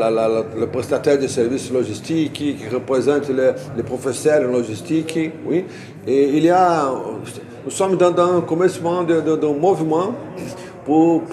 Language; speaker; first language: French; non-native, fluent; Portuguese